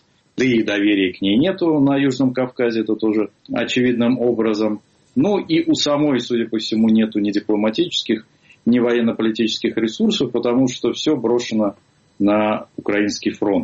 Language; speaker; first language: Russian; native; Russian